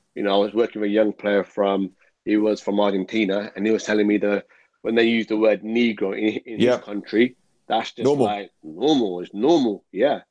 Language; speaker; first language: English; native; English